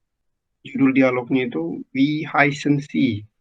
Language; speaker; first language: German; non-native, fluent; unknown